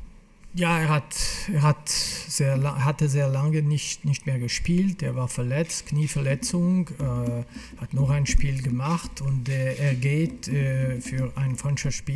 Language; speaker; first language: German; non-native, fluent; French